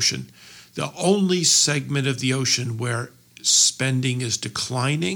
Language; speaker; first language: English; native; English